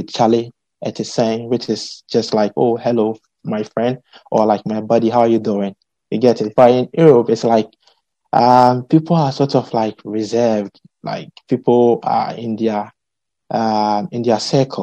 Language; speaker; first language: English; non-native, local second language; Akan